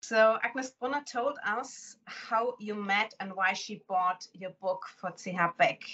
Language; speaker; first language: English; non-native, fluent; German